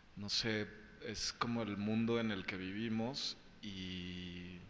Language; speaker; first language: Spanish; native; Spanish